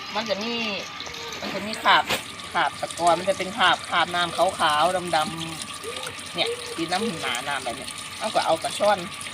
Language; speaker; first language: Thai; native; Thai